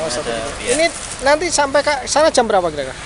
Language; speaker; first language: Indonesian; native; Indonesian